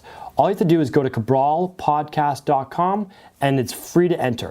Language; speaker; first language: English; native; English